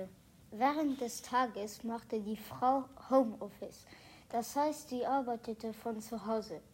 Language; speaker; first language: German; non-native, local second language; Luxembourgish